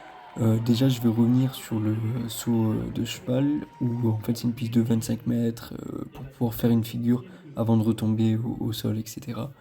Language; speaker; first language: French; native; French